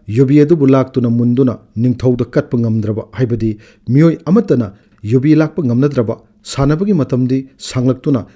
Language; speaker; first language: Manipuri; native; Manipuri